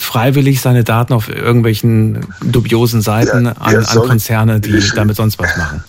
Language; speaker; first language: German; native; German